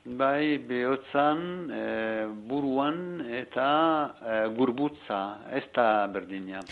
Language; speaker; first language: Basque; non-native, learner; Arabic